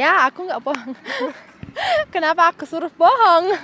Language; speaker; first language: Indonesian; early bilingual, heritage; German